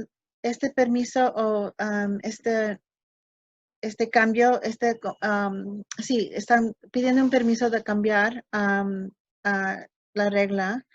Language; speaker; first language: Spanish; early bilingual, heritage; English